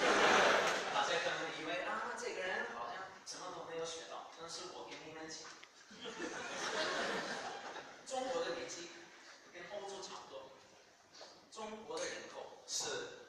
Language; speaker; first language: Chinese; non-native, fluent; Finnish